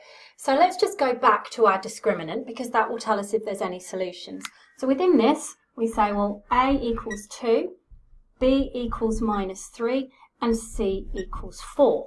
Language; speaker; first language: English; native; English